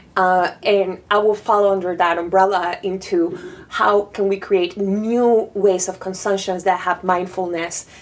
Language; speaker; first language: English; non-native, fluent; Spanish